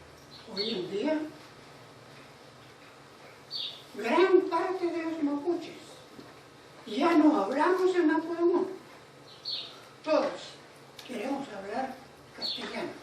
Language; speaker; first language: Spanish; non-native, local second language; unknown